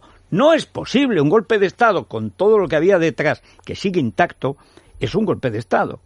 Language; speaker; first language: Spanish; native; Spanish